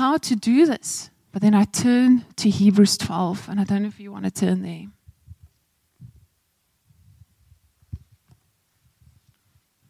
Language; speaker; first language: English; non-native, local second language; Afrikaans